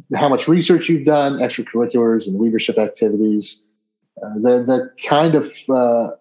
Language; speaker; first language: English; native; English